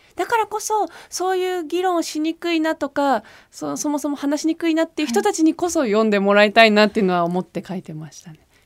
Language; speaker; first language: Japanese; early bilingual, heritage; Japanese